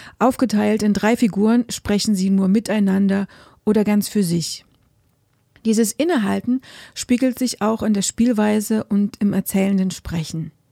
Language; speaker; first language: German; native; German